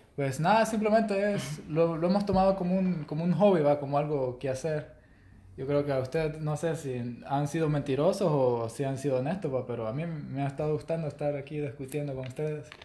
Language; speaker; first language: Spanish; native; Spanish